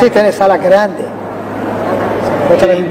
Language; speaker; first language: Spanish; non-native, learner; Arabic